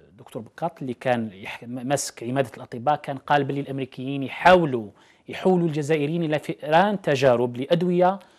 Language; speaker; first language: Arabic; native; Arabic